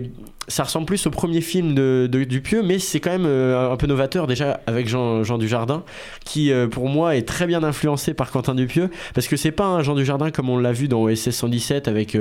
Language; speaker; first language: French; native; French